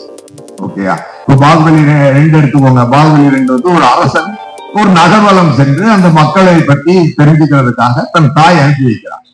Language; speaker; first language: Tamil; native; Tamil